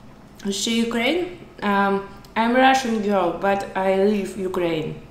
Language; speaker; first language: English; non-native, learner; Russian